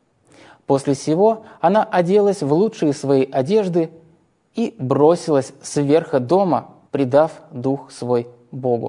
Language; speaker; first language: Russian; native; Russian